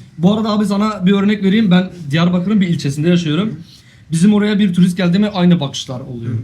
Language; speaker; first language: Turkish; native; Turkish